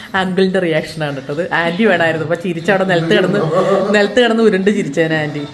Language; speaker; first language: Malayalam; native; Malayalam